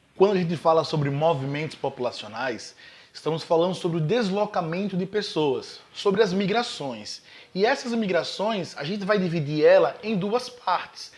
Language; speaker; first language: Portuguese; native; Portuguese